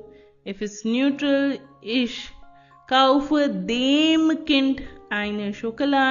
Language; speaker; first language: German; non-native, fluent; Hindi